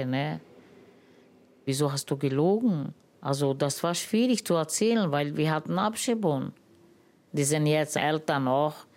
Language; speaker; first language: German; non-native, learner; Romany